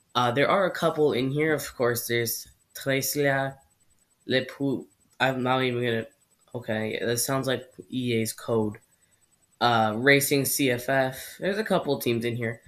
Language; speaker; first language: English; native; English